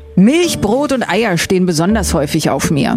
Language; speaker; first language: German; native; German